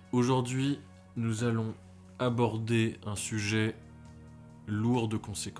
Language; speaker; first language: French; native; French